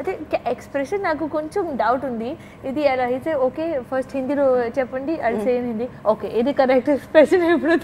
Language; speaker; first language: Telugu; non-native, learner; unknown